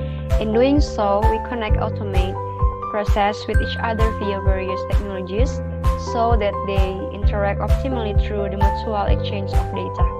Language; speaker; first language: English; non-native, learner; Indonesian